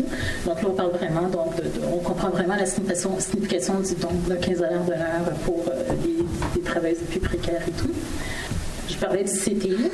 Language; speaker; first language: French; native; French